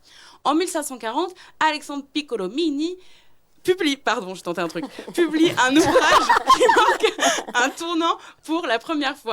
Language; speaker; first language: French; native; French